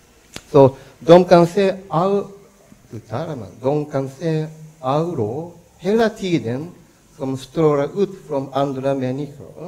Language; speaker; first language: Swedish; non-native, learner; Japanese